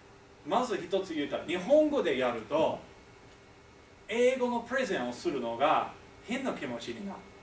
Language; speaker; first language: Japanese; non-native, fluent; English